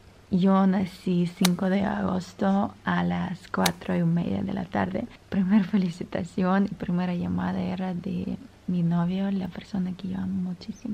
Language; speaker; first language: Spanish; non-native, fluent; Russian